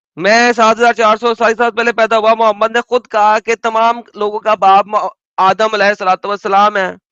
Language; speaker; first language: Urdu; native; Urdu